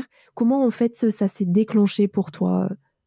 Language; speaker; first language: French; native; French